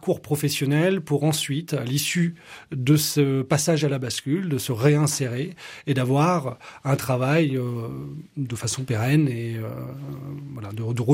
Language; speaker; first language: French; native; French